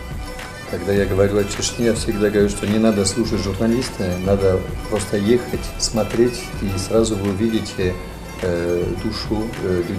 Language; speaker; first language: Russian; non-native, fluent; French